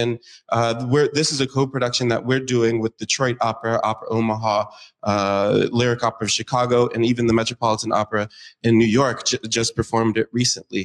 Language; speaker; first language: English; native; English